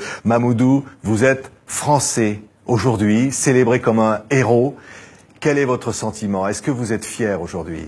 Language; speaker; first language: French; native; French